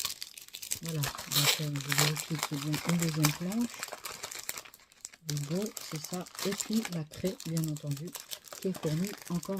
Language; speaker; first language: French; native; French